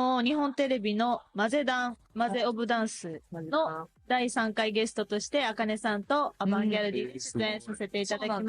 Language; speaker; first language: Japanese; native; Japanese